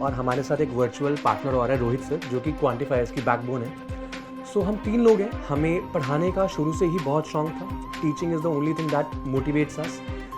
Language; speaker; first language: Hindi; native; Hindi